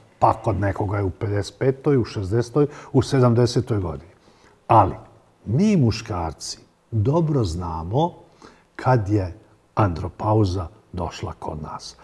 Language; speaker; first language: Serbian; native; Serbian